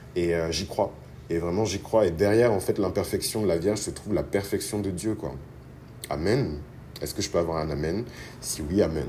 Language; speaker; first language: French; early bilingual, other home language; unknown